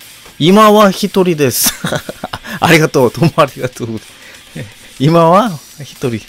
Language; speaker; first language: Japanese; non-native, learner; Korean